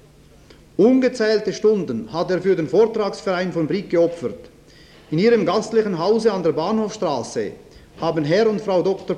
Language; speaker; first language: German; native; German